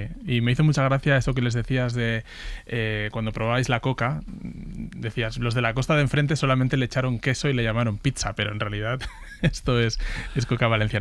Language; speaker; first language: Spanish; native; Spanish